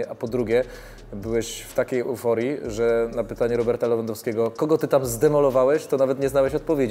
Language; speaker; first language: Polish; native; Polish